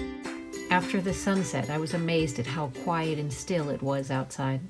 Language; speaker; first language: English; native; English